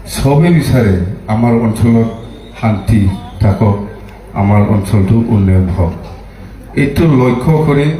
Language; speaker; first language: Assamese; non-native, local second language; Bodo